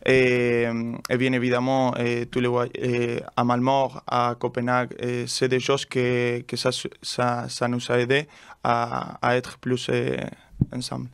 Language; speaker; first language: French; non-native, learner; Spanish